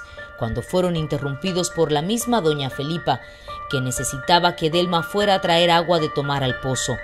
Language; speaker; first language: Spanish; native; Spanish